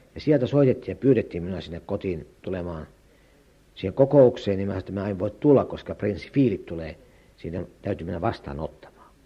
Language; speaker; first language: Finnish; native; Finnish